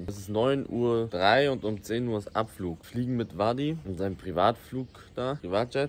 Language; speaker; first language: German; native; German